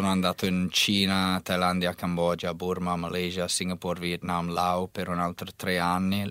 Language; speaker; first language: Italian; non-native, learner; English